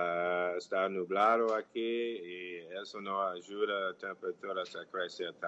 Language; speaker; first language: Portuguese; non-native, fluent; English